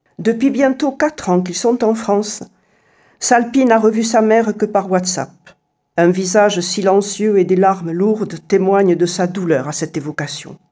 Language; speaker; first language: French; native; French